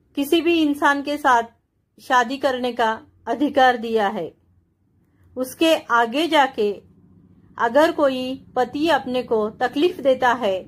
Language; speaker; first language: Hindi; non-native, local second language; Marathi